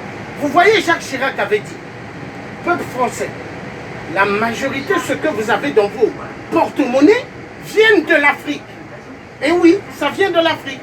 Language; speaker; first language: French; native; French